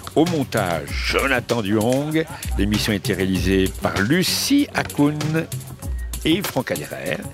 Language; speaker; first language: French; native; French